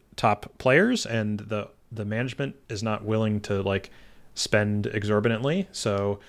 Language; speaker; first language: English; native; English